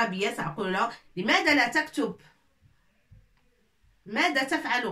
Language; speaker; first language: Arabic; non-native, fluent; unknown